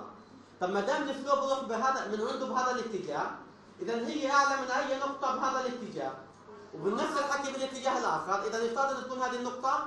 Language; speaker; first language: Arabic; native; Arabic